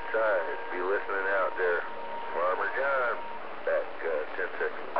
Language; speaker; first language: English; native; English